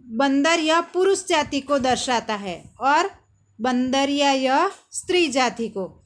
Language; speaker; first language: Hindi; non-native, local second language; Gujarati